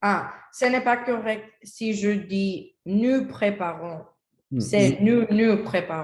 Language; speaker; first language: French; non-native, learner; Spanish